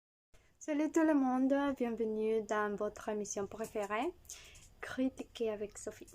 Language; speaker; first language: French; non-native, learner; Spanish